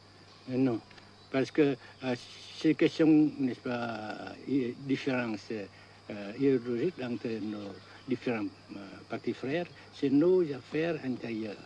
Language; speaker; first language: French; non-native, local second language; Vietnamese